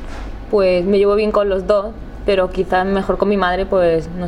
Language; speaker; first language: Spanish; native; Spanish